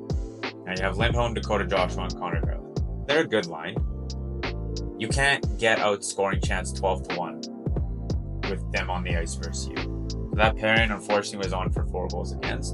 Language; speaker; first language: English; native; English